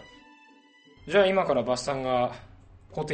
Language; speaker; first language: Japanese; native; Japanese